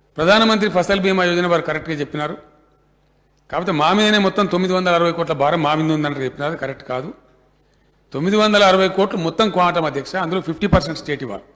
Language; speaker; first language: Telugu; native; Telugu